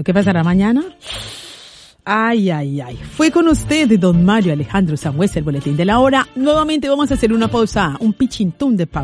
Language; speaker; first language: Spanish; native; Spanish